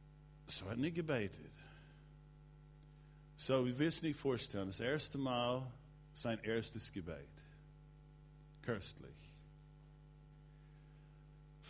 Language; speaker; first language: German; non-native, fluent; English